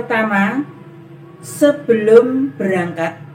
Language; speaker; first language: Indonesian; native; Indonesian